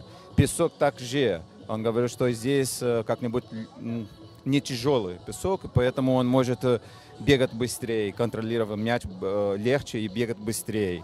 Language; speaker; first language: Russian; non-native, fluent; Portuguese